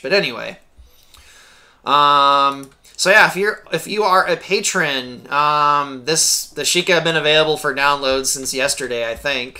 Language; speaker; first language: English; native; English